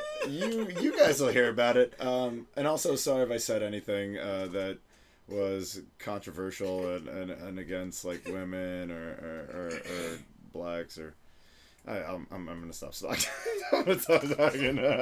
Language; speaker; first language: English; early bilingual, other home language; Spanish